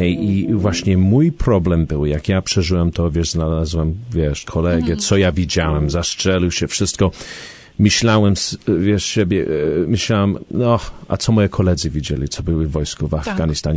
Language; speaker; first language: Polish; early bilingual, heritage; Polish